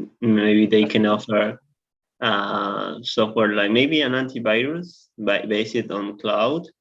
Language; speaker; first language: English; non-native, learner; Spanish